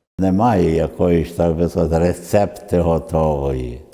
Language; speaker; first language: Ukrainian; early bilingual, other home language; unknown